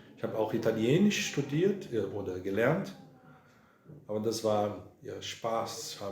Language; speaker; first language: German; non-native, fluent; Portuguese